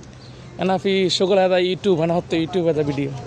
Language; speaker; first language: Arabic; non-native, learner; Bangla